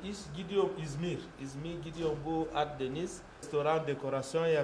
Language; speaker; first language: Turkish; non-native, learner; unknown